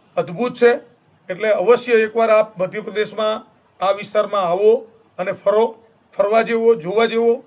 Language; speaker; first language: Gujarati; native; Gujarati